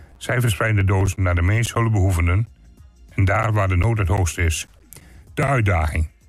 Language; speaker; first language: Dutch; native; Dutch